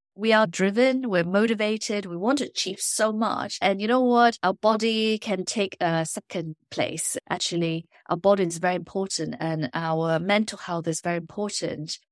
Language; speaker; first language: English; non-native, local second language; Chinese